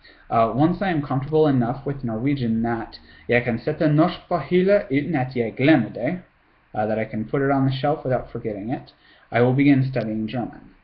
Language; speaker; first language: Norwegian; non-native, learner; English